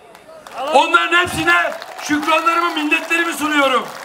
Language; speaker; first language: Turkish; native; Turkish